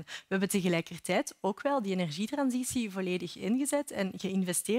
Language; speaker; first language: Dutch; native; Dutch